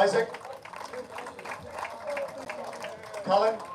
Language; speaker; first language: English; native; English